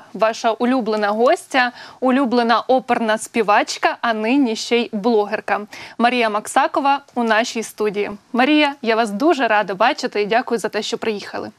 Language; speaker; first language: Ukrainian; native; Ukrainian